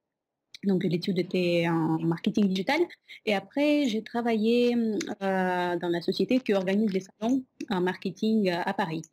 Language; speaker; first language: French; non-native, fluent; Russian